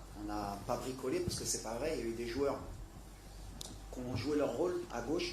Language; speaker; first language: French; native; French